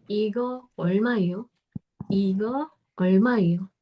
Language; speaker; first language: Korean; non-native, fluent; Indonesian